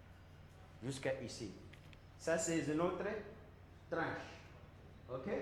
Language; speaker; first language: French; non-native, learner; Portuguese